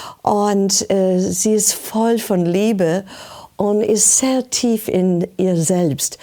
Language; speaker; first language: German; non-native, learner; English